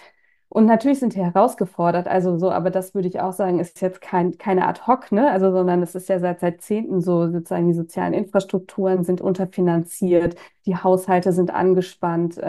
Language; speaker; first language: German; native; German